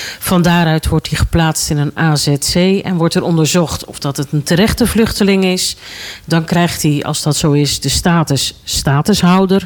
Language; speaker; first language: Dutch; native; Dutch